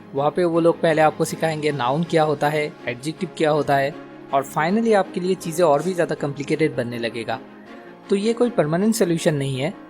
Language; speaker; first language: Hindi; native; Hindi